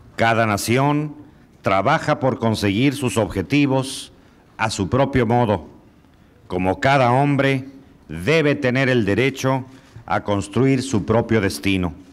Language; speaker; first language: Spanish; native; Spanish